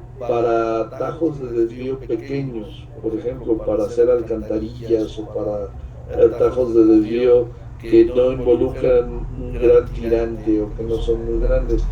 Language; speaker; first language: Spanish; native; Spanish